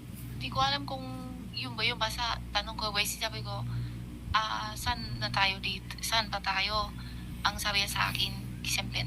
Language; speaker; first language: Filipino; non-native, learner; Chinese